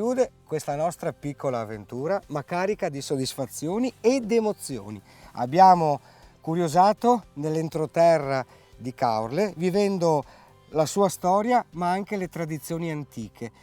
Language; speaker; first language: Italian; native; Italian